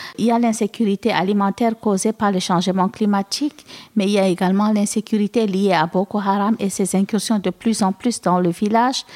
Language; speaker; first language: French; non-native, local second language; Fula